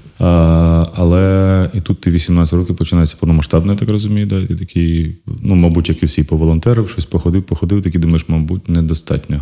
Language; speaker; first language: Ukrainian; non-native, local second language; Russian